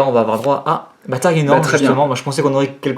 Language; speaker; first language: French; native; French